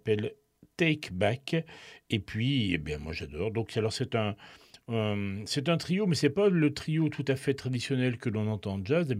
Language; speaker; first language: French; native; French